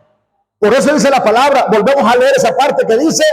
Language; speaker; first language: Spanish; native; Spanish